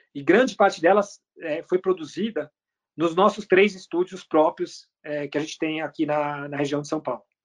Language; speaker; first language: Portuguese; early bilingual, other home language; Spanish